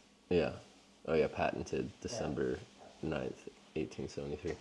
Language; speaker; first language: English; native; English